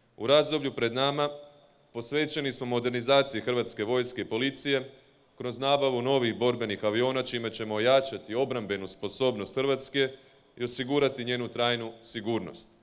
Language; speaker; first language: Croatian; native; Croatian